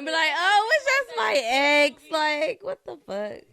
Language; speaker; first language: English; native; English